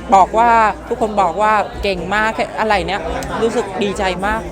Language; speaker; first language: Thai; non-native, fluent; Vietnamese